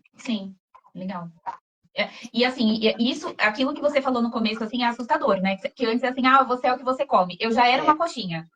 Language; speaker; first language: Portuguese; native; Portuguese